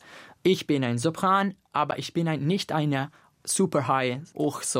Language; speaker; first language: German; non-native, fluent; Italian